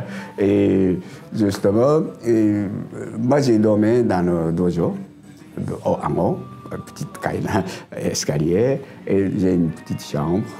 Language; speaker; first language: French; non-native, learner; Japanese